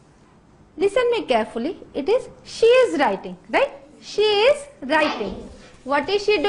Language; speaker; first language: English; non-native, fluent; Gujarati